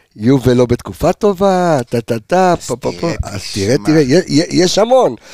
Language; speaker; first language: Hebrew; early bilingual, heritage; Hebrew